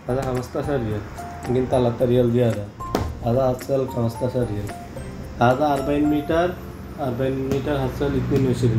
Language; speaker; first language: Arabic; non-native, learner; Hindi